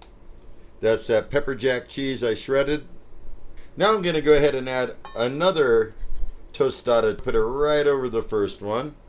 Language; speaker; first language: English; native; English